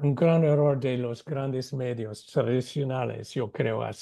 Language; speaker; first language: Spanish; non-native, fluent; English